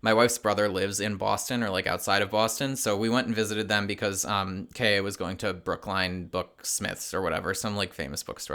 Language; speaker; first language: English; native; English